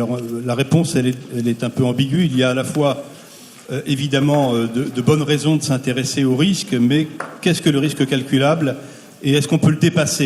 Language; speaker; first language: French; native; French